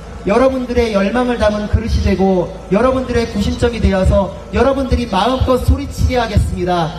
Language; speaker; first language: Korean; native; Korean